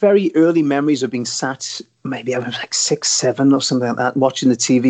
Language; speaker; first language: English; native; English